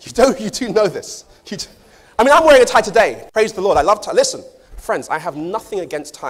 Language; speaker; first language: English; native; English